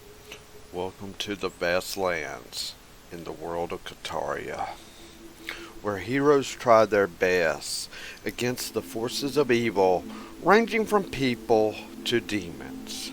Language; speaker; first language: English; native; English